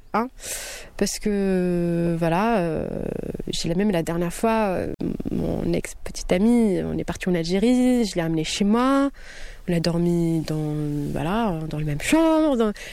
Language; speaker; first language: French; early bilingual, other home language; Kabyle